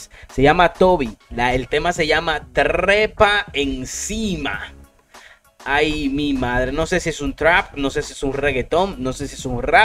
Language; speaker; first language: Spanish; native; Spanish